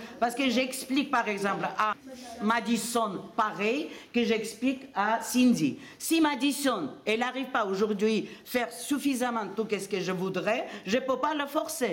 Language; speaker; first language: French; non-native, fluent; Armenian